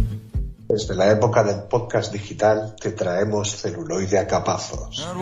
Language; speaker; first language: Spanish; native; Spanish